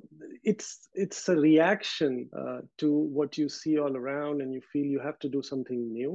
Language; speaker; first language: English; non-native, local second language; Urdu